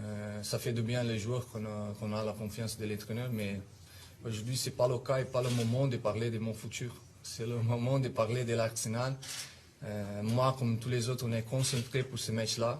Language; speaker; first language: French; non-native, fluent; Italian